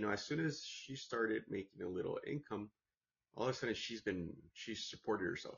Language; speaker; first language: English; native; English